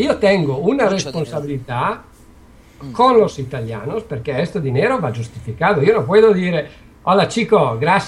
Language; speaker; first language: Spanish; non-native, learner; Italian